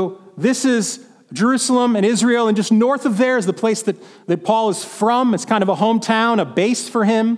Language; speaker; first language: English; native; English